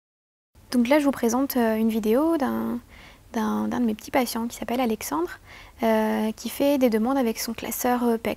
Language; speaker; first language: French; native; French